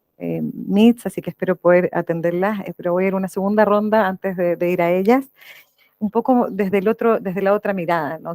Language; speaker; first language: Spanish; native; Spanish